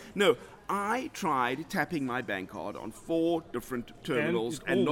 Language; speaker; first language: English; native; English